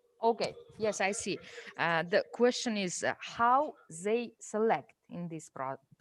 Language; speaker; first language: English; non-native, learner; Uzbek